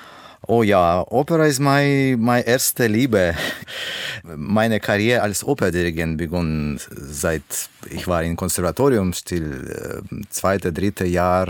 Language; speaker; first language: German; non-native, learner; Russian